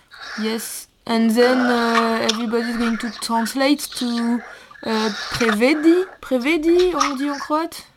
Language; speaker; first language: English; non-native, learner; French